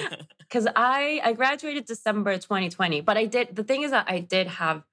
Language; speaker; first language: English; non-native, fluent; Spanish